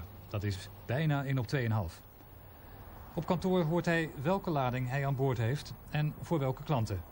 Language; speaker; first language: Dutch; native; Dutch